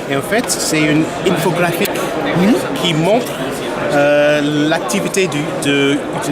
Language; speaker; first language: French; non-native, learner; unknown